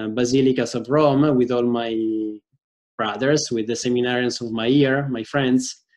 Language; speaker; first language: English; non-native, fluent; Italian